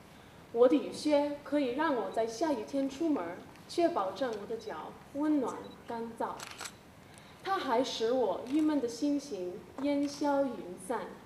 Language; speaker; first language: Chinese; non-native, learner; English